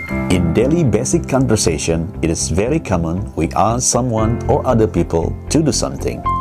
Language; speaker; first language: English; non-native, fluent; Indonesian